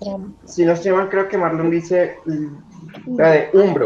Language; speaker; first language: Spanish; native; Spanish